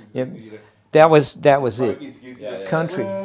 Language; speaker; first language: English; native; English